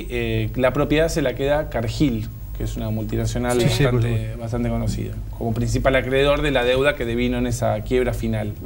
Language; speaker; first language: Spanish; native; Spanish